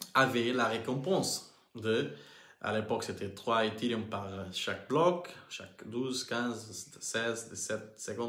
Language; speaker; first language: French; non-native, learner; Portuguese